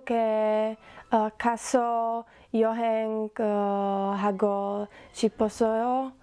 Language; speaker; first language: Korean; non-native, learner; Slovak